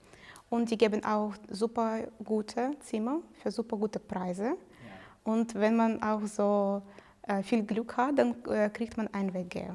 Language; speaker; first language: German; non-native, fluent; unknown